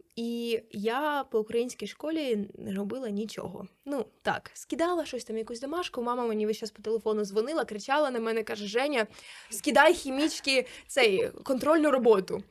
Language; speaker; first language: Ukrainian; native; Ukrainian